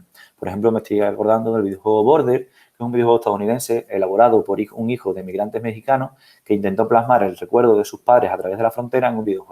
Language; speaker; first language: Spanish; native; Spanish